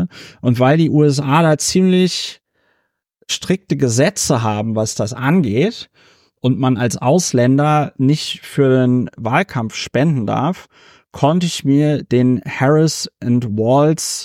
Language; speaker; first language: German; native; German